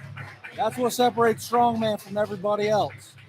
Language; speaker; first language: English; native; English